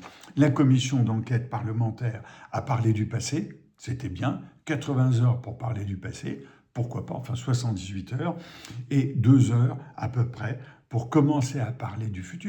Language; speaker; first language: French; native; French